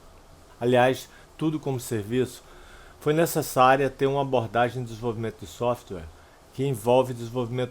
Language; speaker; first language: Portuguese; native; Portuguese